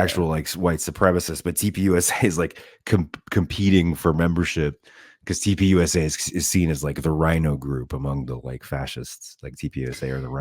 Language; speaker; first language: English; native; English